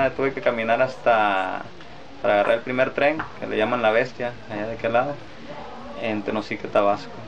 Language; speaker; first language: Spanish; native; Spanish